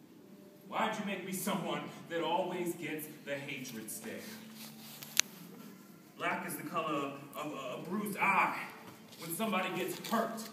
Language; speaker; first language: English; native; English